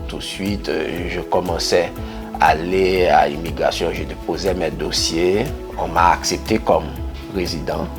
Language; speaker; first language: French; non-native, local second language; Haitian Creole